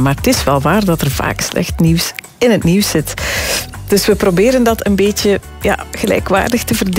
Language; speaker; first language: Dutch; native; Dutch